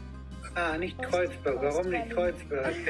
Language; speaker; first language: German; non-native, fluent; Greek